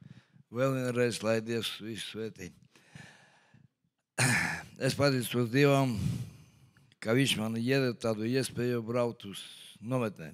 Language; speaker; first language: Latvian; non-native, local second language; Russian